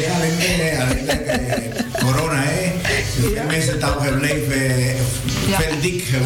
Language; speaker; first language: Dutch; non-native, learner; Spanish